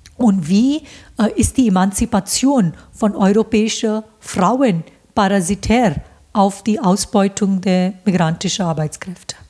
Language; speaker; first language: German; non-native, fluent; Hindi